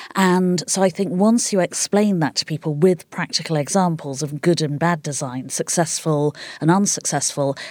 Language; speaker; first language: English; native; English